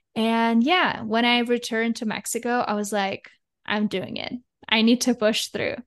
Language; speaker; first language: English; non-native, fluent; Russian